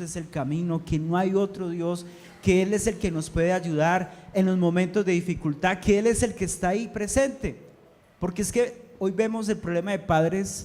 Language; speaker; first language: Spanish; native; Spanish